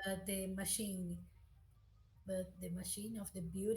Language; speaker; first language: English; non-native, learner; Portuguese